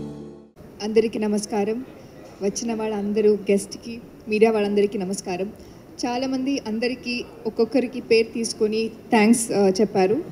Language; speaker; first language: Telugu; non-native, learner; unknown